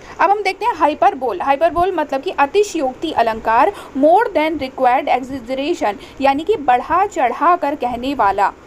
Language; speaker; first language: Hindi; native; Hindi